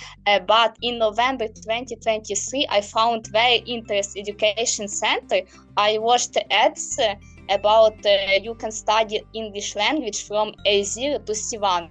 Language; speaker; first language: English; non-native, learner; Ukrainian